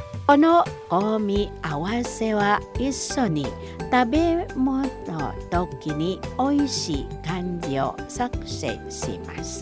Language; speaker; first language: Japanese; non-native, fluent; Indonesian